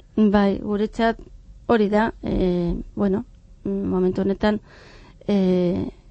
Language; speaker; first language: Basque; non-native, fluent; Catalan